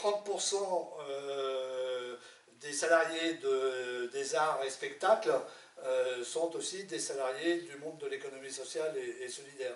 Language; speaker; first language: French; native; French